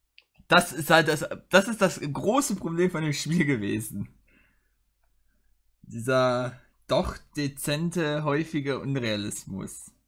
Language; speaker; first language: German; native; German